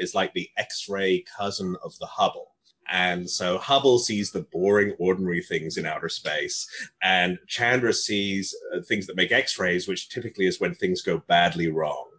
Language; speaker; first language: English; native; English